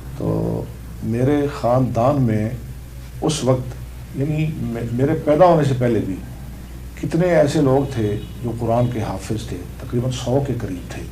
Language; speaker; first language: Urdu; non-native, local second language; Punjabi